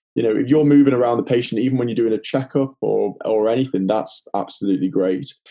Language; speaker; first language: English; native; English